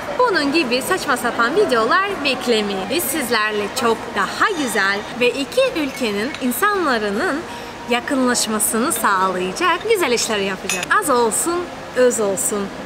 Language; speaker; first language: Turkish; non-native, fluent; Russian